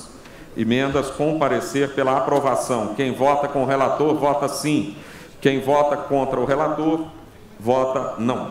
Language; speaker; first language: Portuguese; native; Portuguese